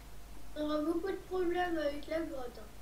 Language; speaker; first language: French; native; French